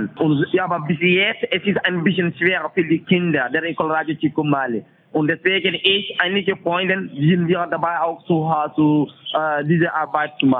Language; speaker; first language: German; non-native, fluent; French